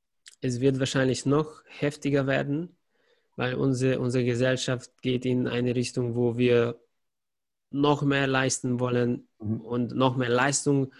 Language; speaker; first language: German; non-native, fluent; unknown